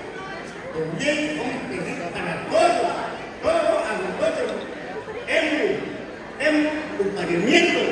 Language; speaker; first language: Spanish; non-native, local second language; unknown